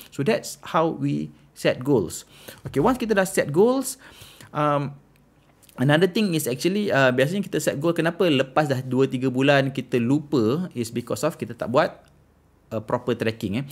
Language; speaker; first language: English; non-native, local second language; Malay